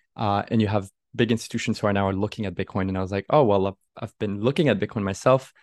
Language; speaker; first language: English; non-native, fluent; French